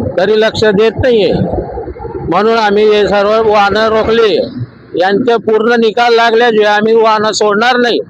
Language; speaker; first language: Marathi; native; Marathi